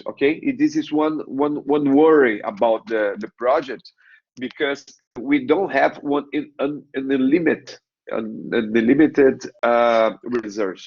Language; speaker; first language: English; non-native, learner; Portuguese